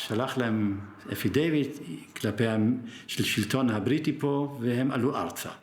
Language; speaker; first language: Hebrew; early bilingual, other home language; German